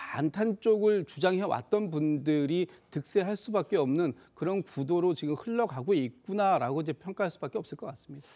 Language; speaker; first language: Korean; native; Korean